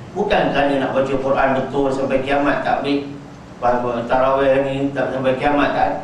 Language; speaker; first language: Malay; native; Malay